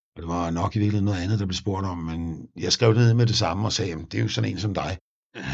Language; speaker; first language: Danish; native; Danish